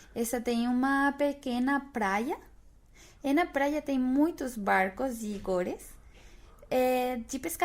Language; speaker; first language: Portuguese; non-native, fluent; Spanish